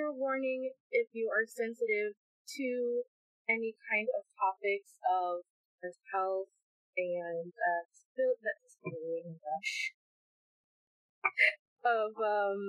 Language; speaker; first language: English; native; English